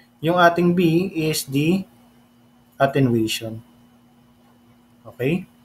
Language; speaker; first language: English; non-native, local second language; Filipino